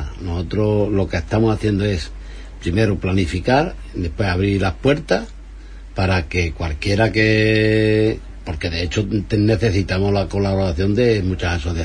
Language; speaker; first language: Spanish; native; Spanish